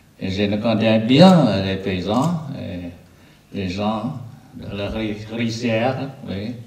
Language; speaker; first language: French; non-native, learner; Vietnamese